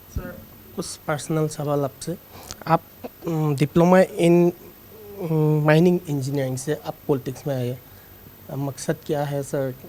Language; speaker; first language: Hindi; non-native, local second language; Assamese